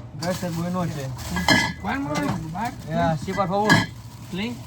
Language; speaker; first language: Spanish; non-native, learner; Gujarati